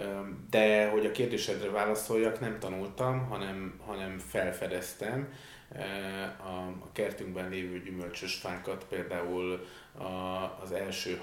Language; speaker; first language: Hungarian; native; Hungarian